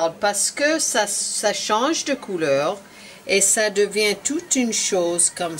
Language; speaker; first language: French; non-native, learner; English